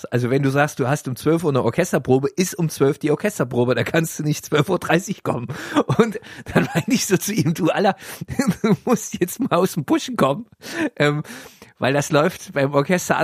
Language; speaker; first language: German; native; German